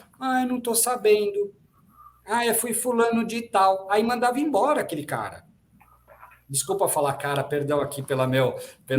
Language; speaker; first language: Portuguese; native; Portuguese